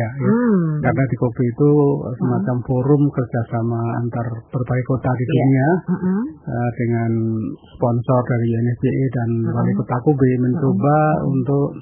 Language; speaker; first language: Indonesian; native; Indonesian